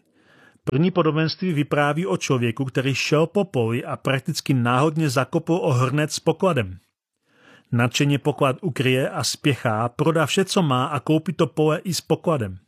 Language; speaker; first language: Czech; native; Czech